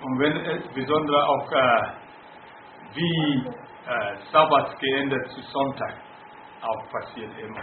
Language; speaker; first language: German; non-native, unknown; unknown